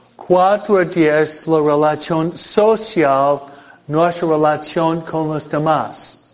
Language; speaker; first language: Spanish; non-native, fluent; English